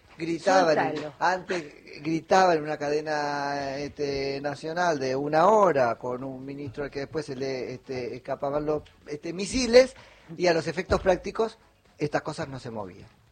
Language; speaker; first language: Spanish; native; Spanish